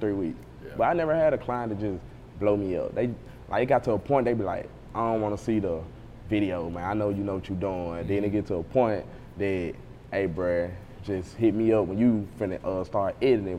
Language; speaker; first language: English; native; English